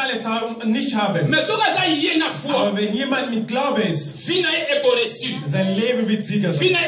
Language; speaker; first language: German; non-native, learner; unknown